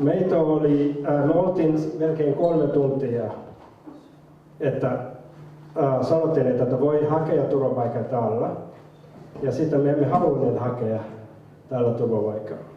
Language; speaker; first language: Finnish; non-native, fluent; Somali